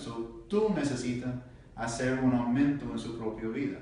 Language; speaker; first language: Spanish; non-native, learner; English